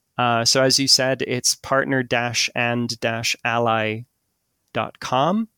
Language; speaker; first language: English; native; English